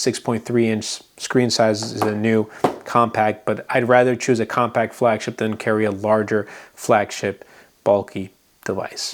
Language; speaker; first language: English; native; English